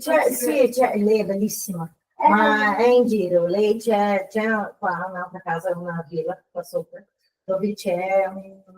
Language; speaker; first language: Italian; non-native, fluent; Portuguese